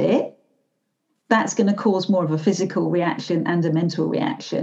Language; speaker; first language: English; native; English